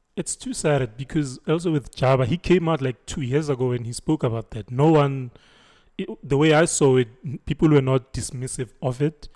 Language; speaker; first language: English; non-native, local second language; Zulu